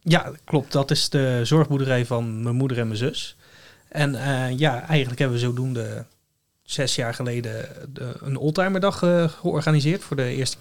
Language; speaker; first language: Dutch; native; Dutch